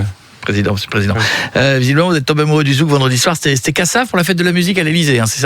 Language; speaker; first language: French; native; French